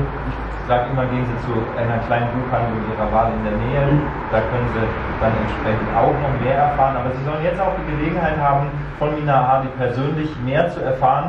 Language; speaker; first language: German; native; German